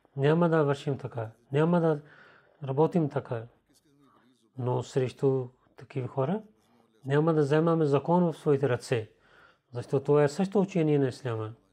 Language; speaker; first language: Bulgarian; non-native, learner; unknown